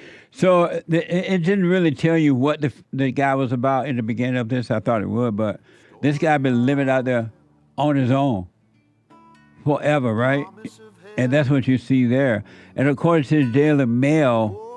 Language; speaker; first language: English; native; English